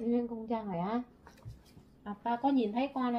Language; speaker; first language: Vietnamese; native; Vietnamese